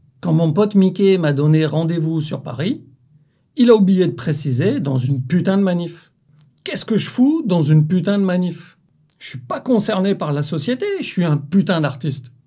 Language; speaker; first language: French; native; French